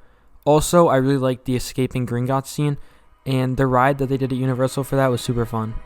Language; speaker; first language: English; native; English